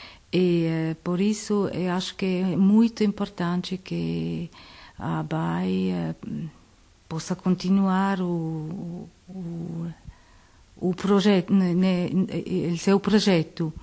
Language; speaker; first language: Portuguese; non-native, learner; Italian